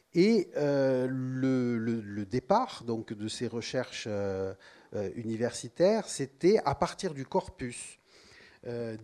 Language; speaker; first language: French; native; French